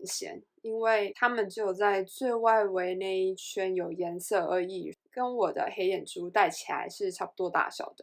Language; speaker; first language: Chinese; native; Chinese